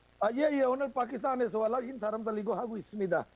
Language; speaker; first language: Korean; non-native, learner; Urdu